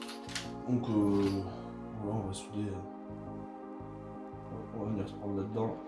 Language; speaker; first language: French; native; French